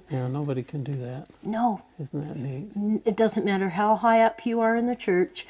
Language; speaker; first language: English; native; English